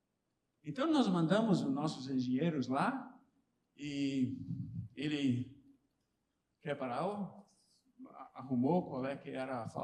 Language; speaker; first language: Portuguese; non-native, fluent; English